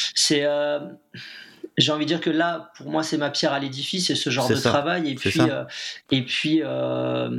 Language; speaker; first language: French; native; French